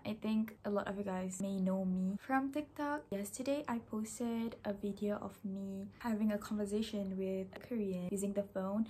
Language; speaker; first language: English; non-native, local second language; Malay